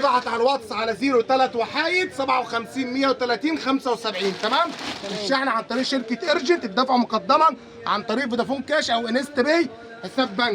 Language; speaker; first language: Arabic; native; Arabic